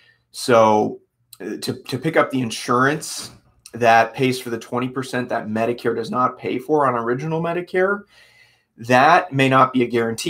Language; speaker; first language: English; native; English